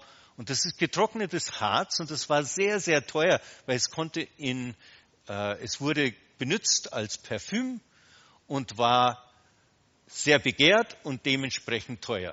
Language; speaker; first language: German; native; German